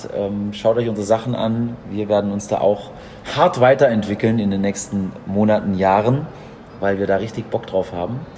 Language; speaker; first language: German; native; German